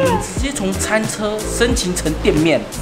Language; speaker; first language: Chinese; native; Chinese